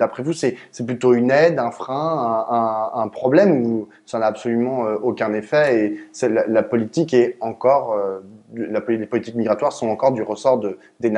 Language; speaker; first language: French; native; French